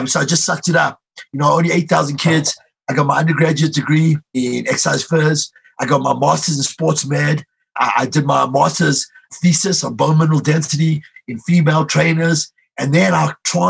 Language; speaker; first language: English; native; English